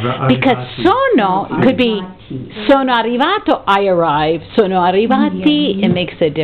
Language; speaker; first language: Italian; non-native, fluent; English